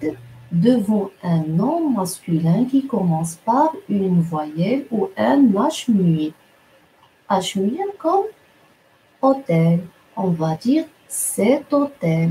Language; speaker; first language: French; non-native, local second language; Arabic